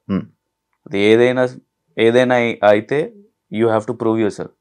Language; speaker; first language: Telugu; non-native, fluent; Urdu